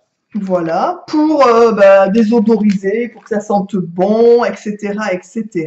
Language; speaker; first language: French; native; French